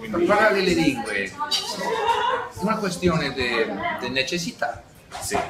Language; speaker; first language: Italian; non-native, learner; English